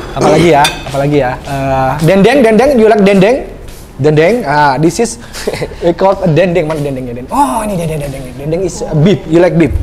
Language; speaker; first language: Indonesian; native; Indonesian